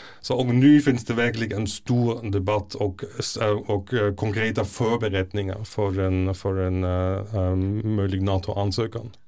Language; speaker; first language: Swedish; non-native, fluent; German